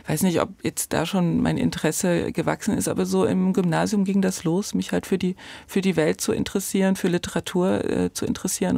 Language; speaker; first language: German; native; German